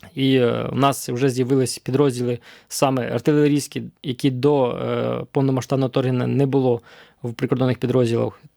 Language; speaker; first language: Ukrainian; native; Ukrainian